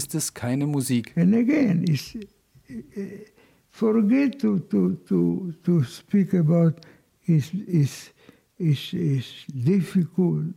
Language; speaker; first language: German; non-native, fluent; Spanish